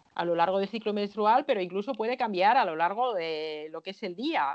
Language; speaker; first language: Spanish; non-native, fluent; Finnish